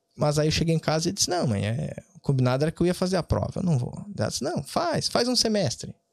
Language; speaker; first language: Portuguese; native; Portuguese